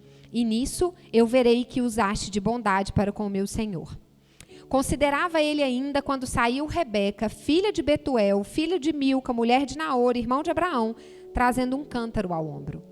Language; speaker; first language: Portuguese; native; Portuguese